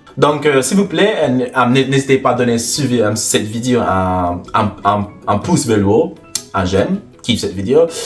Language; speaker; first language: French; non-native, fluent; English